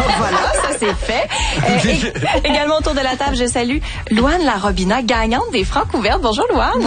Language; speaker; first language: French; native; French